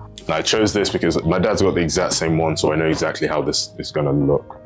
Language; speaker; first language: English; native; English